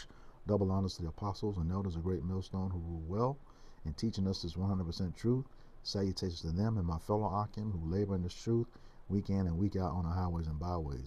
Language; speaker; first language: English; native; English